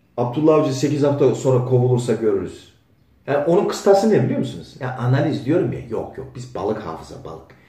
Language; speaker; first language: Turkish; native; Turkish